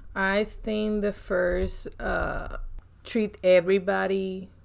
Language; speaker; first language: English; non-native, fluent; Spanish